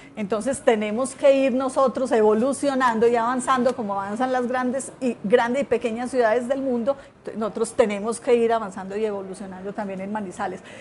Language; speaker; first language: Spanish; native; Spanish